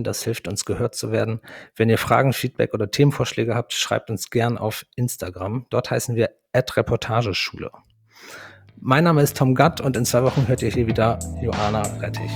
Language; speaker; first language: German; native; German